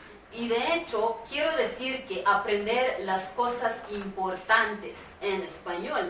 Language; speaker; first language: Spanish; non-native, fluent; Swahili